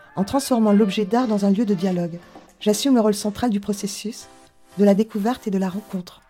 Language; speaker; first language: French; native; French